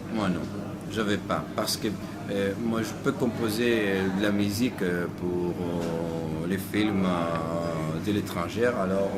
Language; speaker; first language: French; non-native, fluent; Greek